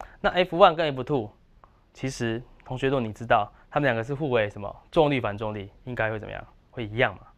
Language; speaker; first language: Chinese; native; Chinese